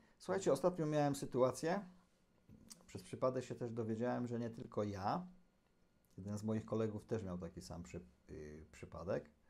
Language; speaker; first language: Polish; native; Polish